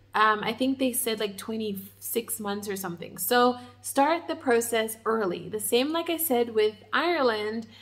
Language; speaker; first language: English; native; English